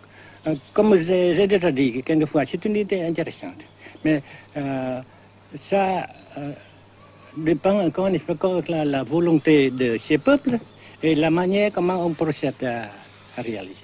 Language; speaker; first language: French; non-native, fluent; Vietnamese